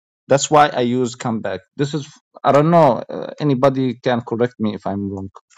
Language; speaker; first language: English; non-native, fluent; Arabic